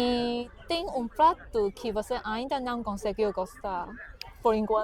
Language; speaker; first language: Portuguese; non-native, fluent; Chinese